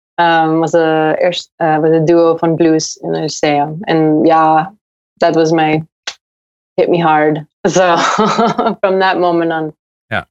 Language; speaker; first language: Dutch; non-native, learner; English